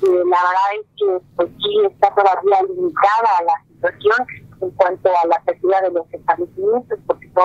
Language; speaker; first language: Spanish; native; Spanish